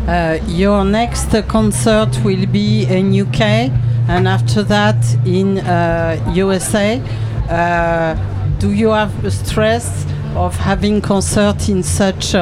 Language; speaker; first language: English; non-native, learner; French